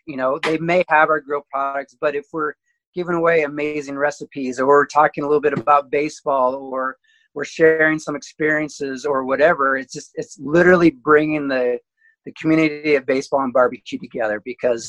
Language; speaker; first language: English; native; English